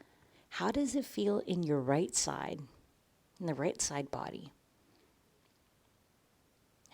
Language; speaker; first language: English; native; English